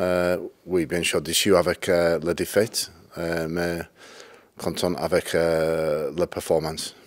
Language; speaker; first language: French; non-native, learner; English